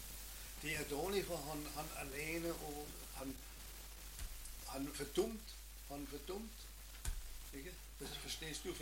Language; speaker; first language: Norwegian; non-native, learner; German